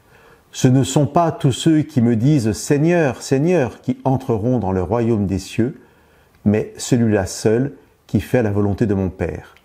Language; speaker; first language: French; native; French